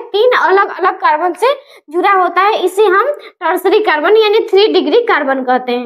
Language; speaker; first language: Hindi; native; Hindi